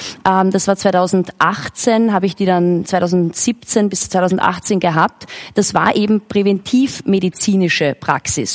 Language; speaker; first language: German; native; German